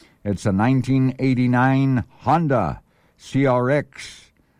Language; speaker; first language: English; early bilingual, other home language; Spanish